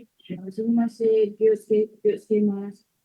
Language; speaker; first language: Japanese; non-native, learner; Indonesian